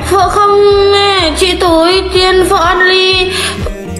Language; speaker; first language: Vietnamese; non-native, learner; Indonesian